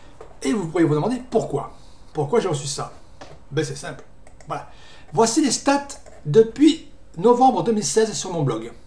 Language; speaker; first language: French; native; French